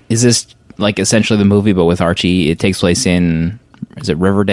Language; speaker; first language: English; native; English